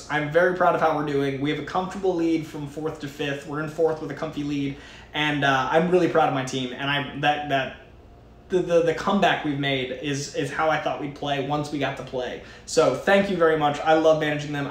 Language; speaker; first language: English; native; English